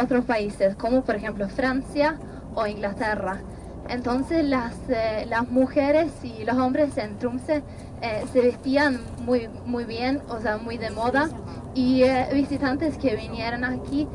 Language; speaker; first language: Spanish; non-native, fluent; Norwegian